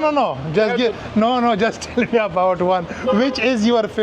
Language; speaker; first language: English; non-native, learner; Urdu